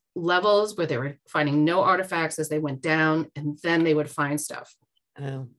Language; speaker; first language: English; native; English